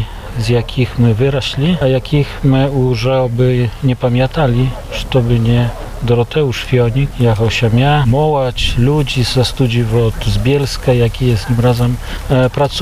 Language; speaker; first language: Polish; non-native, local second language; Belarusian